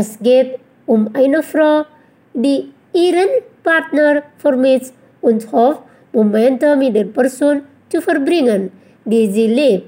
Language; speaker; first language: German; non-native, fluent; Indonesian